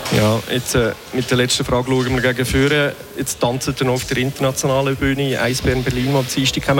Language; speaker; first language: German; native; German